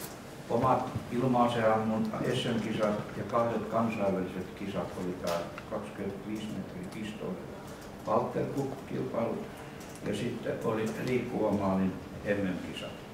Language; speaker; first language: Finnish; native; Finnish